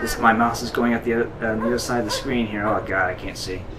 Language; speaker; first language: English; native; English